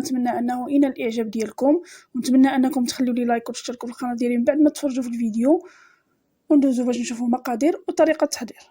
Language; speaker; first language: Arabic; native; Arabic